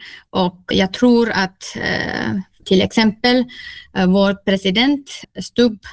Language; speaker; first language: Swedish; non-native, fluent; Finnish